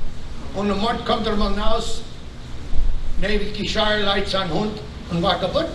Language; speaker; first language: German; early bilingual, heritage; German